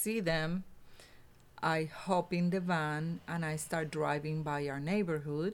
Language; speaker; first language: English; non-native, fluent; Spanish